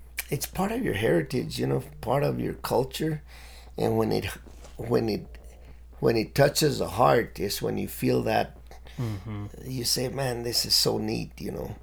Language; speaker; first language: English; early bilingual, other home language; Spanish